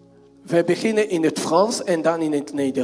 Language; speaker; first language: Dutch; non-native, fluent; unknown